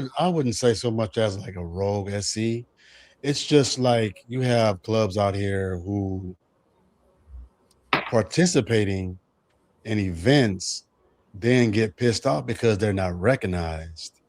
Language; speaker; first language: English; native; English